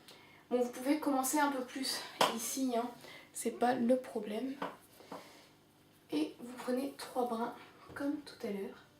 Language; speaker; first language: French; native; French